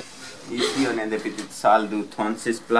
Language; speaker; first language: French; non-native, learner; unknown